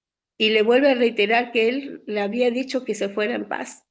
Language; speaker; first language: Spanish; native; Spanish